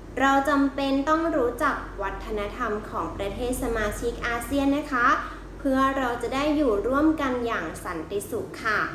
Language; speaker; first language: Thai; native; Thai